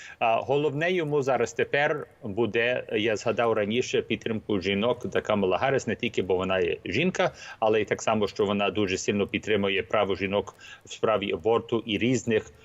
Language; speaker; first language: Ukrainian; early bilingual, heritage; Ukrainian